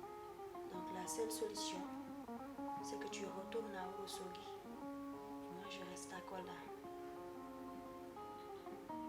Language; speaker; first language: French; non-native, local second language; Fula